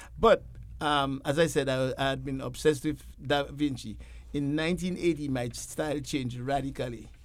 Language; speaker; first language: English; native; English